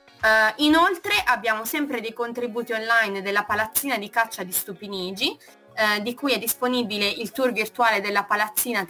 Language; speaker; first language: Italian; native; Italian